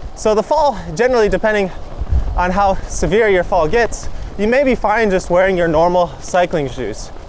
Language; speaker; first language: English; native; English